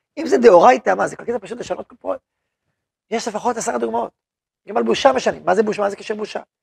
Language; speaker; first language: Hebrew; native; Hebrew